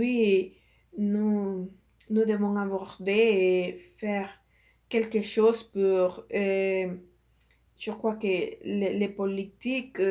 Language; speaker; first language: French; non-native, learner; Spanish